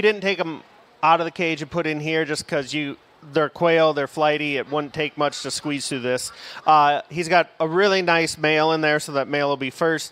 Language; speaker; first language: English; native; English